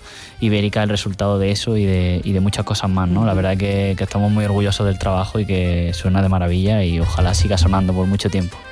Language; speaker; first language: Spanish; native; Spanish